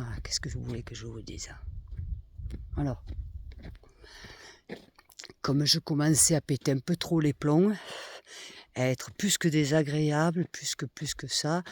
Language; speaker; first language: French; native; French